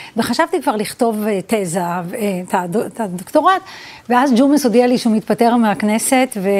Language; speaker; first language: Hebrew; early bilingual, other home language; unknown